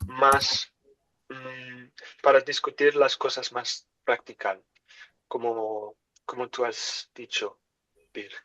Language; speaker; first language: Spanish; non-native, learner; English